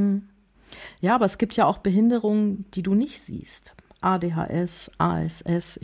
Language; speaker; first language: German; native; German